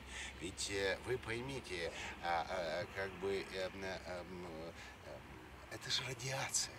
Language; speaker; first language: Russian; native; Russian